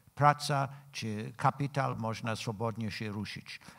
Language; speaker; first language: Polish; non-native, fluent; English